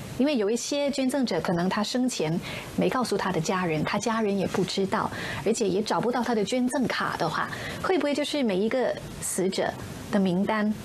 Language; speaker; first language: Chinese; native; Chinese